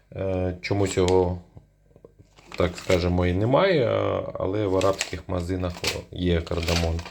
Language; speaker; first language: Ukrainian; non-native, local second language; Russian